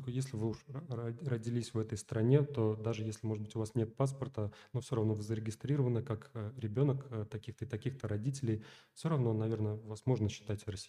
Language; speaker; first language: Russian; native; Russian